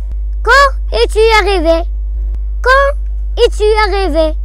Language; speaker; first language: French; non-native, local second language; Arabic